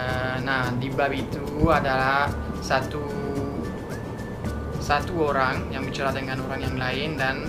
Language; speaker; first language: Indonesian; non-native, fluent; French